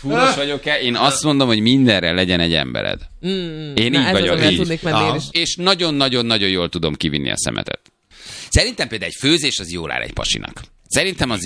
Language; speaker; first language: Hungarian; native; Hungarian